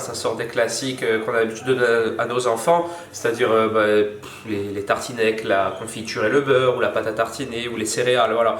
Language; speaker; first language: French; native; French